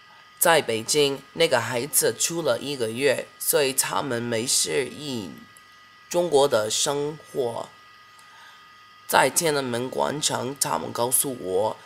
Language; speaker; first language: Chinese; non-native, learner; English